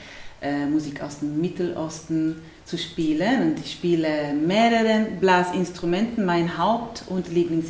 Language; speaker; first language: German; non-native, fluent; Italian